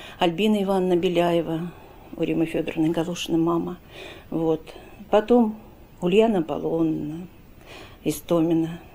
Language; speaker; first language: Russian; native; Russian